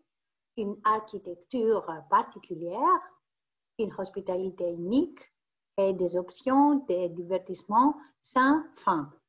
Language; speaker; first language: French; non-native, fluent; Greek